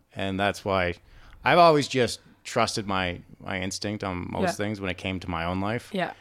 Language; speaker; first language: English; native; English